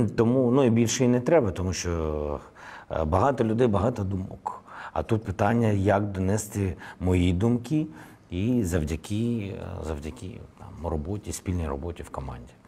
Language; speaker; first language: Ukrainian; non-native, local second language; Russian